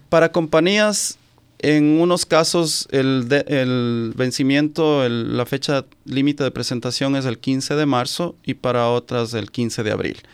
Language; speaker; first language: Spanish; native; Spanish